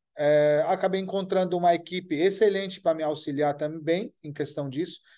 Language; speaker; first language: Portuguese; non-native, fluent; Arabic